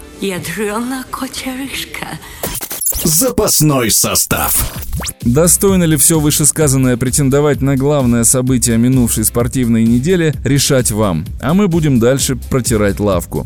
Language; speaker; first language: Russian; native; Russian